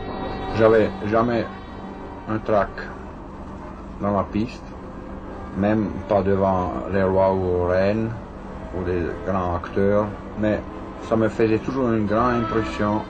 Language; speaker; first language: French; non-native, fluent; German